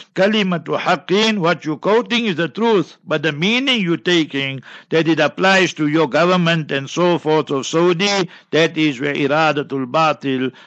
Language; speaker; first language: English; native; English